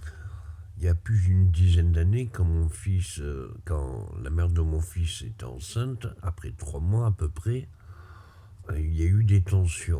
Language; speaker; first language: French; native; French